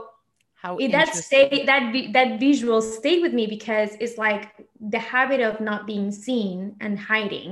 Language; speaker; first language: English; non-native, fluent; Spanish